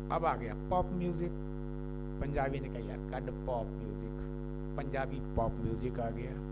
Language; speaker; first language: Hindi; non-native, local second language; Punjabi